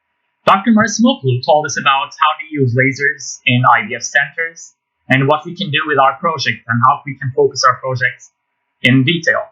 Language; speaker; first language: English; non-native, fluent; Turkish